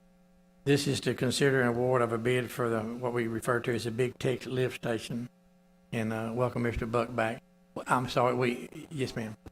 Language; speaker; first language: English; native; English